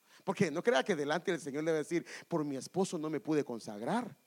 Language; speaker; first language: Spanish; native; Spanish